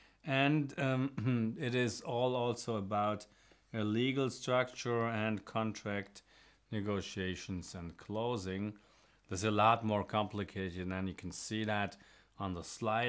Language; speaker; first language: English; non-native, fluent; German